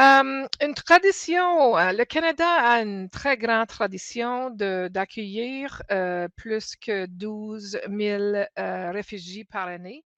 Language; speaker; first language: French; non-native, local second language; English